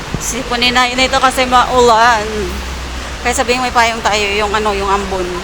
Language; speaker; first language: Filipino; native; Filipino